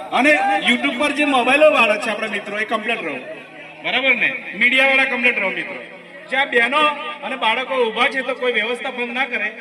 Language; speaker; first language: Gujarati; non-native, local second language; Vasavi